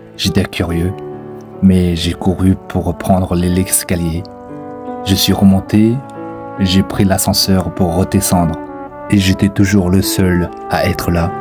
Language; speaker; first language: French; non-native, fluent; Chinese